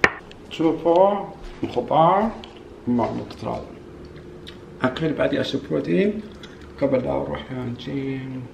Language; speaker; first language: Arabic; non-native, learner; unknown